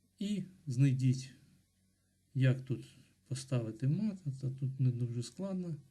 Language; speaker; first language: Ukrainian; non-native, local second language; Russian